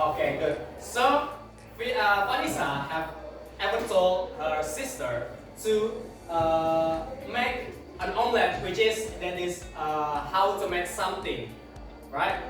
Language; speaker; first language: English; non-native, learner; Indonesian